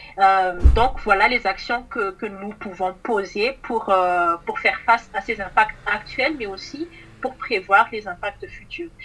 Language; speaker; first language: French; non-native, local second language; Malagasy